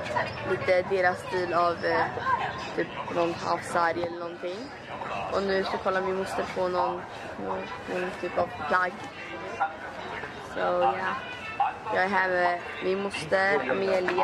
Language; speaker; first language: Swedish; early bilingual, other home language; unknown